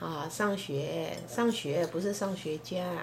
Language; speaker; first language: Chinese; native; Chinese